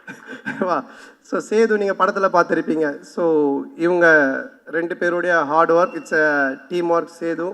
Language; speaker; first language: Tamil; native; Tamil